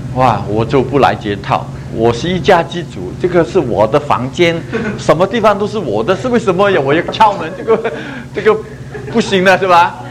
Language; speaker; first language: Chinese; non-native, local second language; Cantonese